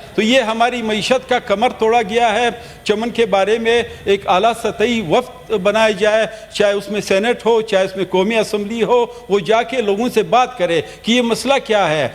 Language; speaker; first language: Urdu; non-native, local second language; Pashto